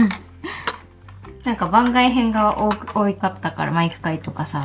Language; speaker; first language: Japanese; native; Japanese